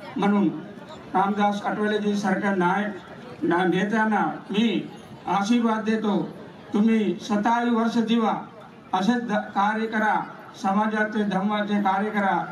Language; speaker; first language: Marathi; non-native, fluent; Sinhala